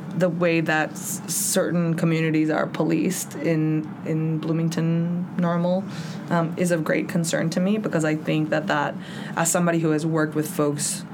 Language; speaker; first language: English; early bilingual, other home language; Spanish